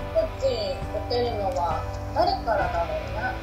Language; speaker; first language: Japanese; native; Japanese